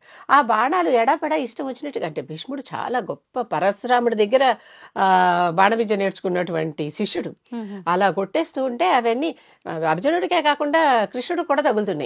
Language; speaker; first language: Telugu; native; Telugu